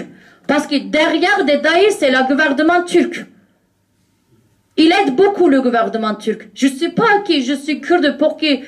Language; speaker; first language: French; non-native, learner; Kurdish